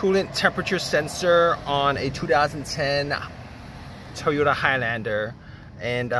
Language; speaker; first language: English; native; English